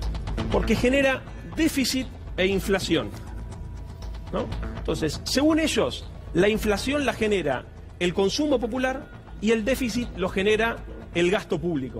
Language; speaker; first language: Spanish; native; Spanish